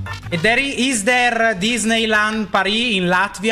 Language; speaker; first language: English; non-native, fluent; Italian